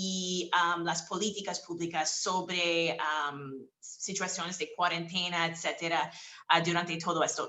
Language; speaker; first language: Spanish; non-native, fluent; English